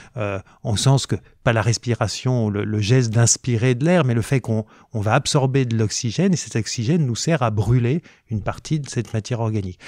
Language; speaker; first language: French; native; French